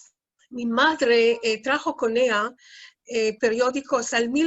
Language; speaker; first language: Spanish; early bilingual, heritage; Spanish